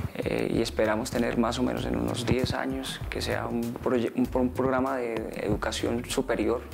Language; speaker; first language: Spanish; native; Spanish